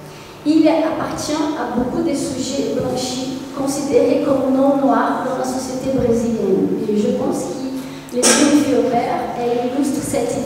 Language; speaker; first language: French; non-native, fluent; Portuguese